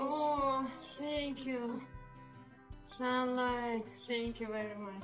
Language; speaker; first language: English; non-native, learner; Russian